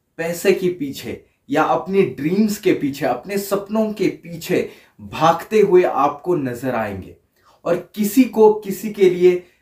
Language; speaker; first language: Hindi; non-native, local second language; Marathi